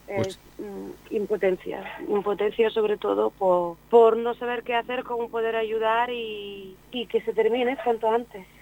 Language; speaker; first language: Spanish; non-native, fluent; Ukrainian